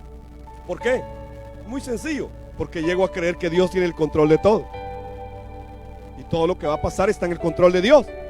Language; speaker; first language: Spanish; native; Spanish